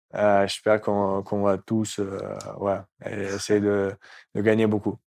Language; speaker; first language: French; non-native, fluent; Russian